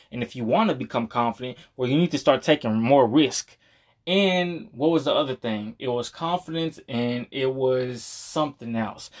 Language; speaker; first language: English; native; English